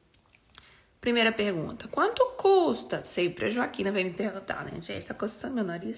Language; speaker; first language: Portuguese; native; Portuguese